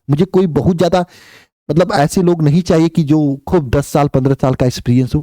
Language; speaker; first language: Hindi; native; Hindi